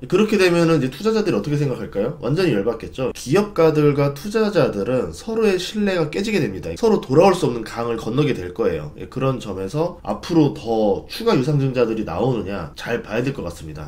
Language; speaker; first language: Korean; native; Korean